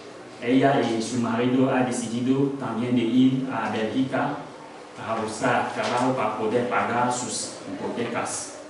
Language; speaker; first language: Spanish; non-native, learner; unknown